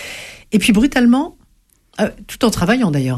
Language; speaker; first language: French; native; French